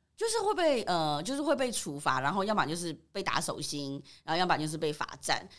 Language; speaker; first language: Chinese; early bilingual, other home language; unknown